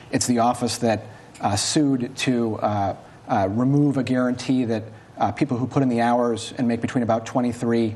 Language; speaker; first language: English; native; English